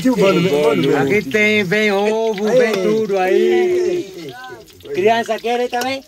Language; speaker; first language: Portuguese; non-native, learner; Vietnamese